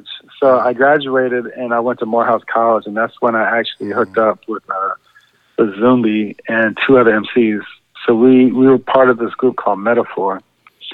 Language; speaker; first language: English; native; English